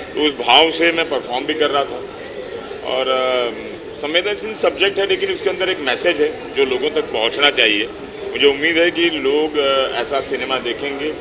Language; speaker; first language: Hindi; native; Hindi